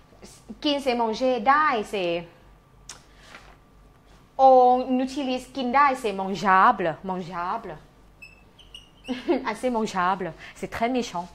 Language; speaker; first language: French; non-native, fluent; Thai